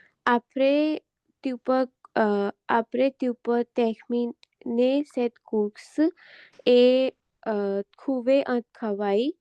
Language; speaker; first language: French; non-native, learner; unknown